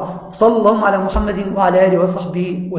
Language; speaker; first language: Arabic; native; Arabic